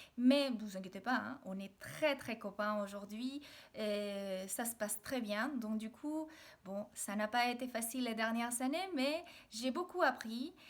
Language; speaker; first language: French; non-native, fluent; Spanish